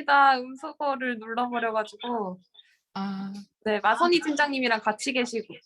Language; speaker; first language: Korean; native; Korean